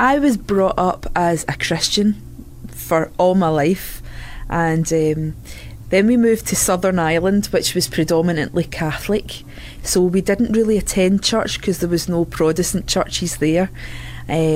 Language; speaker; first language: English; native; English